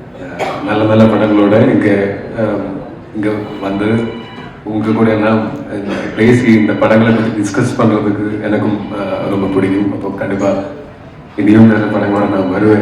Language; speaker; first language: Tamil; non-native, fluent; Malayalam